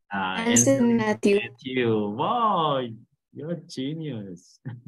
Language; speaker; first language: English; non-native, fluent; Korean